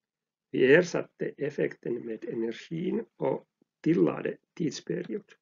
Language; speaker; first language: Swedish; non-native, local second language; Finnish